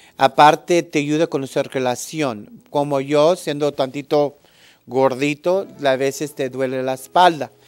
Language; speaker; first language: Spanish; early bilingual, heritage; English